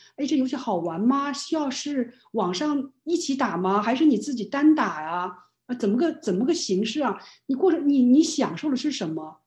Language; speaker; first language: Chinese; native; Chinese